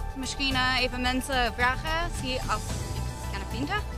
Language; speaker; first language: Dutch; non-native, learner; English